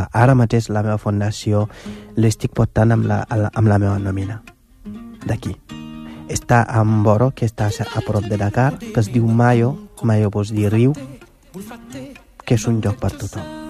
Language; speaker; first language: Catalan; non-native, fluent; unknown